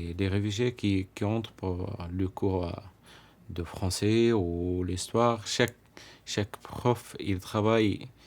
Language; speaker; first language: French; non-native, learner; Arabic